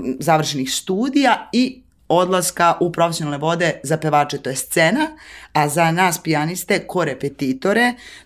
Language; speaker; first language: Serbian; native; Serbian